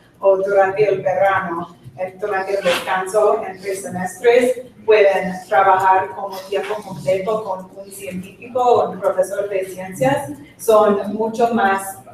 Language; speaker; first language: Spanish; non-native, fluent; English